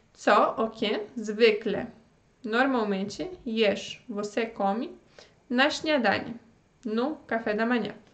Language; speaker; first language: Portuguese; non-native, fluent; Polish